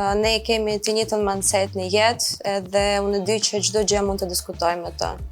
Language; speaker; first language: Albanian; non-native, fluent; Ukrainian